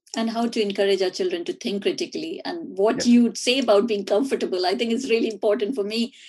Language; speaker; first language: English; non-native, local second language; Hindi